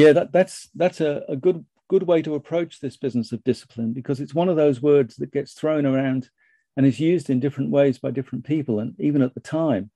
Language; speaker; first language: English; native; English